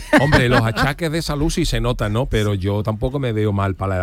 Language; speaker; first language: Spanish; native; Spanish